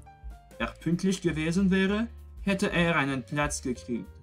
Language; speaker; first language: German; non-native, fluent; French